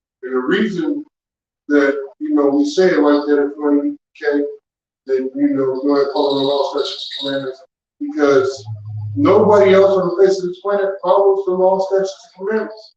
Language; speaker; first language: English; native; English